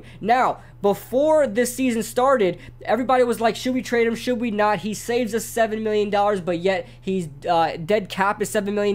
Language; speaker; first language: English; native; English